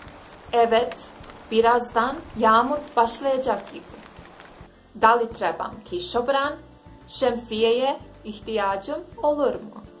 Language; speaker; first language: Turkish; non-native, fluent; Bosnian